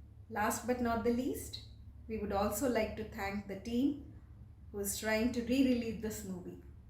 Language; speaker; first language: English; non-native, local second language; Telugu